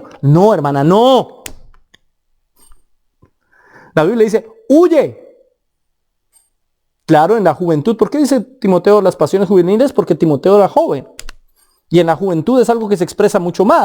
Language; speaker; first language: Spanish; native; Spanish